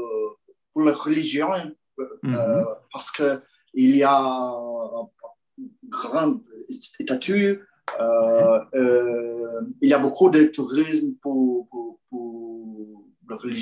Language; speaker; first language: French; non-native, learner; Portuguese